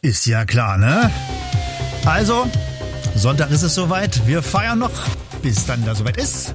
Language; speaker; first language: German; native; German